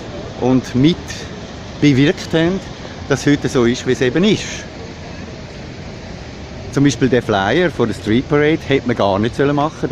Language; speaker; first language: German; native; German